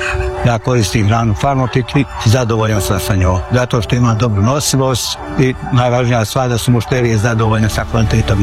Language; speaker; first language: Serbian; native; Serbian